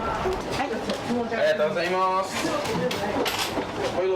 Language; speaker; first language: Japanese; native; Japanese